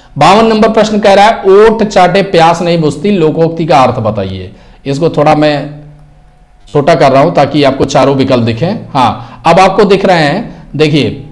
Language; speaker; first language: Hindi; native; Hindi